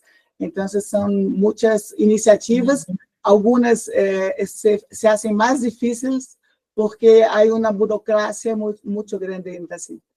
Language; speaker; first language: Spanish; non-native, learner; Portuguese